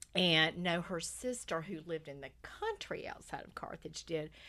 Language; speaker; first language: English; native; English